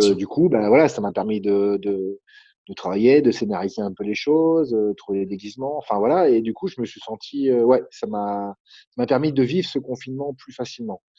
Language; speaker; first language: French; native; French